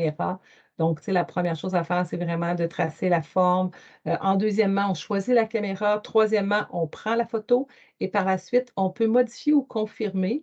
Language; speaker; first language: French; native; French